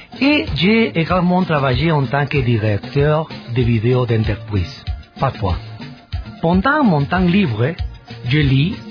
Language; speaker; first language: French; non-native, fluent; Spanish